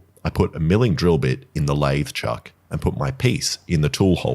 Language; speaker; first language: English; native; English